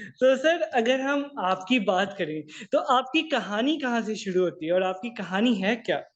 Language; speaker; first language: Urdu; non-native, local second language; Punjabi